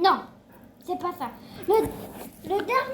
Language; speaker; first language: French; native; French